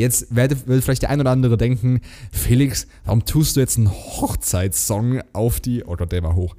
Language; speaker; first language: German; native; German